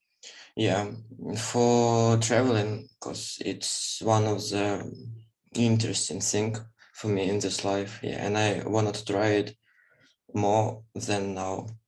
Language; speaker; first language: English; non-native, learner; Ukrainian